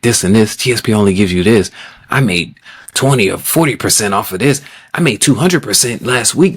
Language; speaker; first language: English; native; English